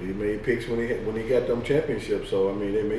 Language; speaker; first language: English; native; English